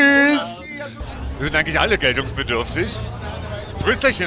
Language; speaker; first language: German; native; German